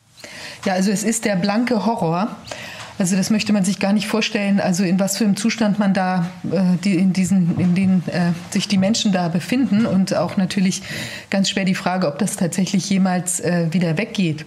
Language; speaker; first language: German; native; German